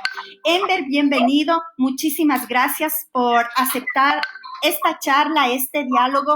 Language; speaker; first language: Spanish; native; Spanish